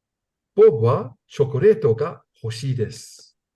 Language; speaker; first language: Japanese; non-native, learner; English